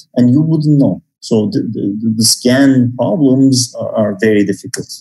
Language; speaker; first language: English; non-native, fluent; Turkish